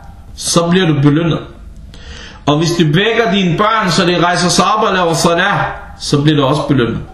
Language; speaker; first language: Danish; non-native, fluent; Arabic